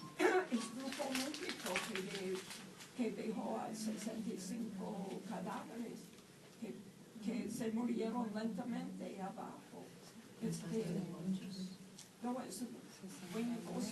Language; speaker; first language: Spanish; non-native, fluent; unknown